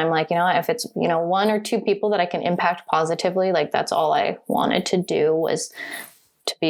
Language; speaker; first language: English; native; English